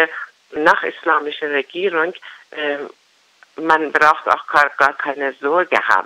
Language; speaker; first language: German; non-native, learner; Persian